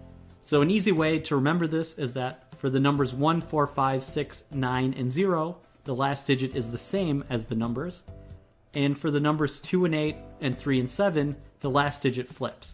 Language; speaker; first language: English; native; English